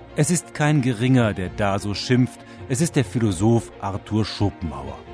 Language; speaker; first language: German; native; German